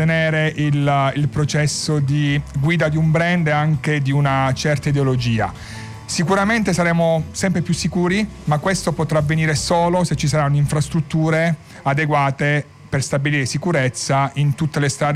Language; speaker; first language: Italian; native; Italian